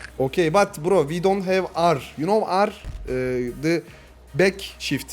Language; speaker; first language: English; non-native, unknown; Turkish